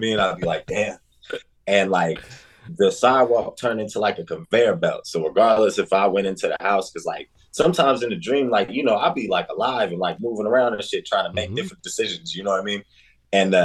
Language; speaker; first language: English; native; English